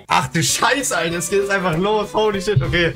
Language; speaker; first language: German; native; German